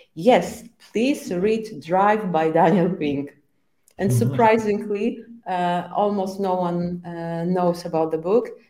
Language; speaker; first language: English; non-native, fluent; Polish